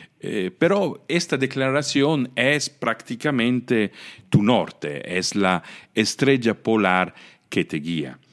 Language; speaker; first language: Spanish; non-native, fluent; Italian